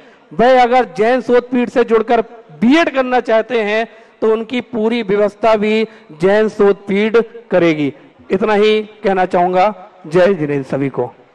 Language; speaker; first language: Hindi; native; Hindi